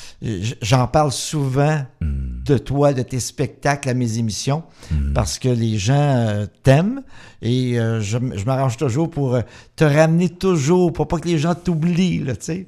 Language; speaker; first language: French; native; French